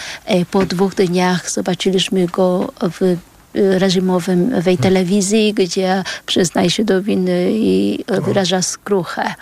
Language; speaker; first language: Polish; early bilingual, other home language; Vietnamese